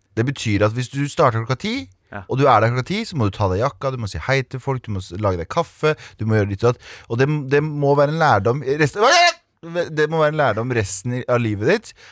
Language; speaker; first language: Norwegian; early bilingual, other home language; Kurdish